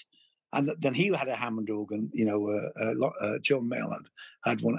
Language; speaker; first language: English; native; English